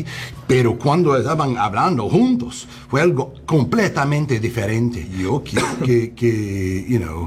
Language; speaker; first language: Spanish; early bilingual, heritage; English